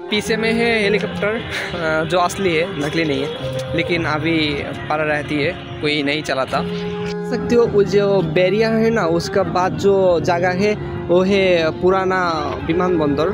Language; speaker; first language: Hindi; non-native, learner; Bangla